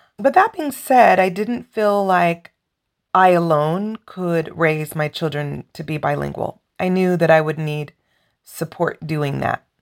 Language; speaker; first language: English; native; English